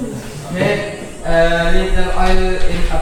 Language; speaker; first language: English; non-native, learner; Indonesian